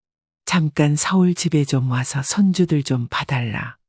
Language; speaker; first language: Korean; native; Korean